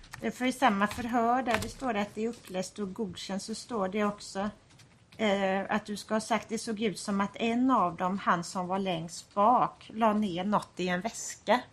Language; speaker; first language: Swedish; native; Swedish